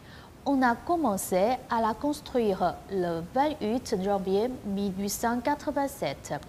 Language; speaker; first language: French; non-native, fluent; Chinese